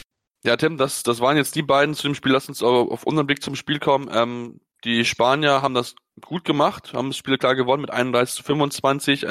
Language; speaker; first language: German; native; German